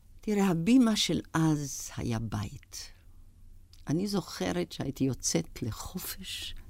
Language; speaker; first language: Hebrew; non-native, fluent; German